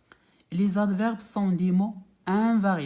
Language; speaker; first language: French; non-native, local second language; Arabic